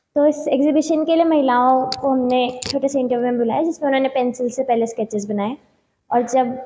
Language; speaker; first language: Hindi; native; Hindi